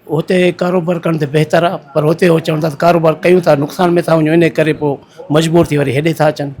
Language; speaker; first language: Sindhi; early bilingual, heritage; Sindhi